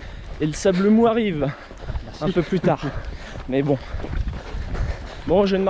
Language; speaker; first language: French; native; French